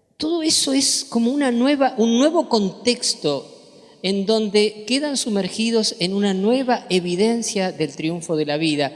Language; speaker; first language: Spanish; native; Spanish